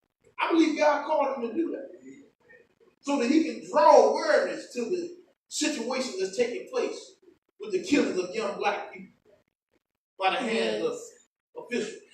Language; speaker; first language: English; native; English